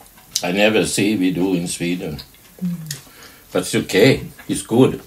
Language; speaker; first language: English; non-native, learner; Swedish